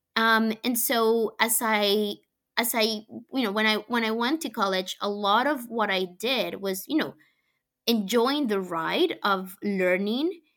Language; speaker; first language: English; non-native, fluent; Spanish